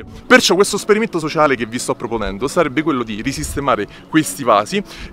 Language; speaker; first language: Italian; native; Italian